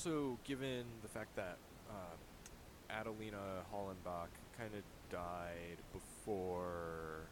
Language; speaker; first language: English; native; English